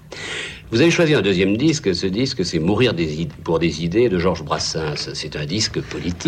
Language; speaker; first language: French; native; French